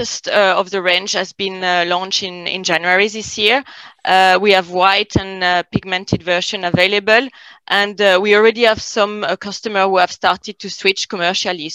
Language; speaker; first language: English; non-native, fluent; French